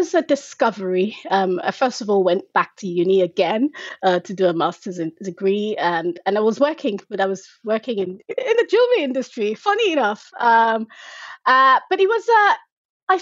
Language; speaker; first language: English; non-native, local second language; Yoruba